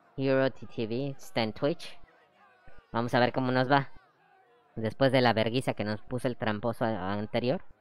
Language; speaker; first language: Spanish; native; Spanish